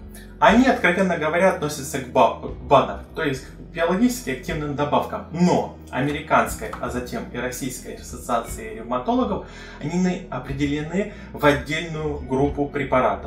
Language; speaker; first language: Russian; native; Russian